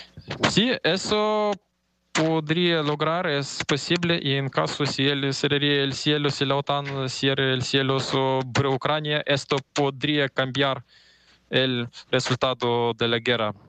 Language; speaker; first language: Spanish; non-native, fluent; Ukrainian